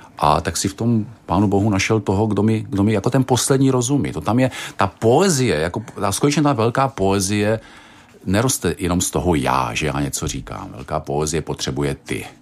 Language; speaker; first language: Czech; native; Czech